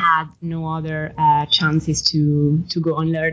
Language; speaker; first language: English; non-native, fluent; Italian